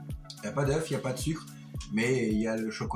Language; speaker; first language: French; native; French